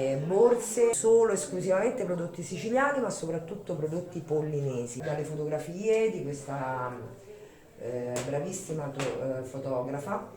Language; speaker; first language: Italian; native; Italian